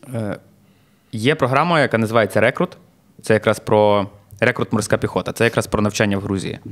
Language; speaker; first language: Ukrainian; native; Ukrainian